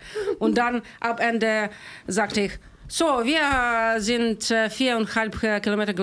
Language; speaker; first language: German; non-native, learner; Ukrainian